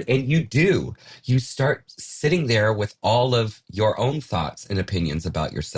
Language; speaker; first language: English; native; English